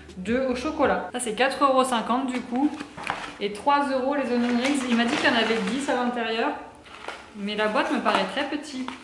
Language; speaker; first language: French; native; French